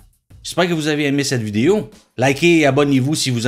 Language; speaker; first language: French; native; French